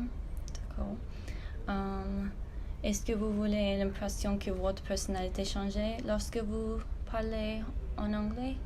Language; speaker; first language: French; non-native, learner; English